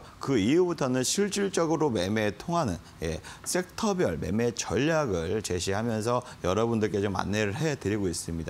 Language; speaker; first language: Korean; native; Korean